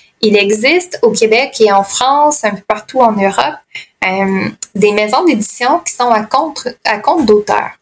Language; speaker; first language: French; native; French